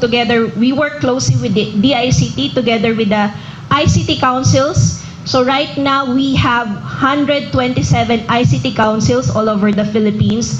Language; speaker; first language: English; non-native, local second language; Filipino